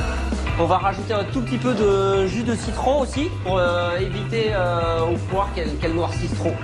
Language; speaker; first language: French; native; French